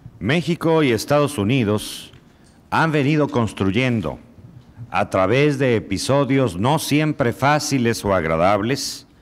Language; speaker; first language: Spanish; native; Spanish